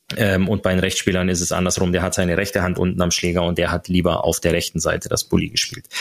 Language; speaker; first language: German; native; German